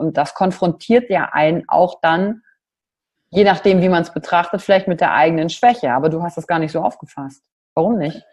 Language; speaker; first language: German; native; German